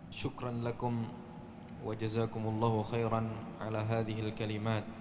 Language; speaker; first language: Arabic; non-native, fluent; Indonesian